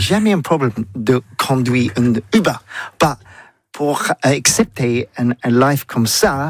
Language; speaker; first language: French; non-native, learner; English